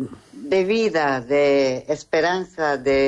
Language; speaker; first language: Spanish; non-native, fluent; Portuguese